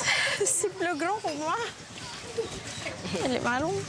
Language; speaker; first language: French; non-native, learner; Filipino